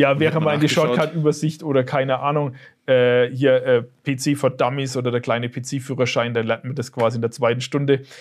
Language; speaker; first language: German; native; German